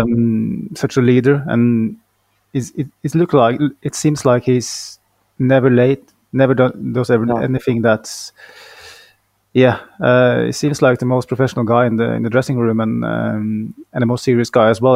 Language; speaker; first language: English; non-native, fluent; Norwegian